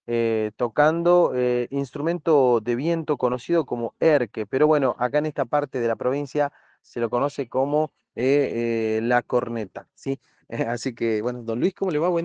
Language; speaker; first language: Spanish; native; Spanish